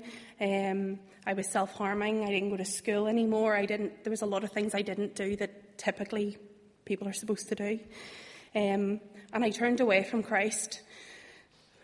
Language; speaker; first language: English; native; English